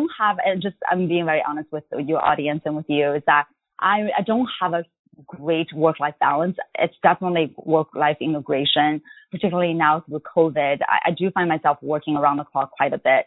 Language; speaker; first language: English; non-native, fluent; Chinese